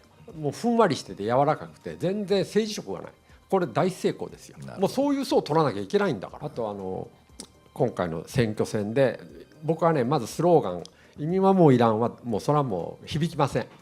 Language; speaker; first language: Japanese; native; Japanese